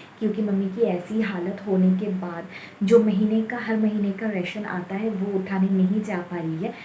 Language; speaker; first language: Hindi; non-native, local second language; Bangla